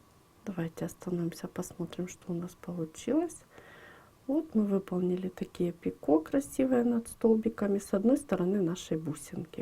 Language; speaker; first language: Russian; native; Russian